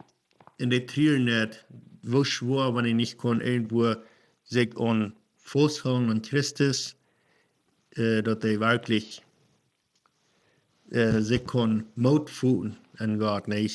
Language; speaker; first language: German; non-native, learner; Plautdietsch